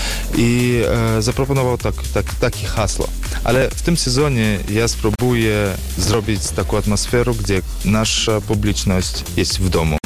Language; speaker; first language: Polish; non-native, learner; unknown